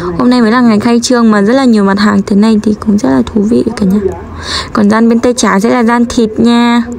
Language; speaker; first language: Vietnamese; non-native, local second language; Hmong